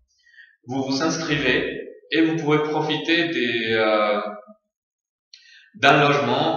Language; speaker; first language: French; non-native, fluent; Spanish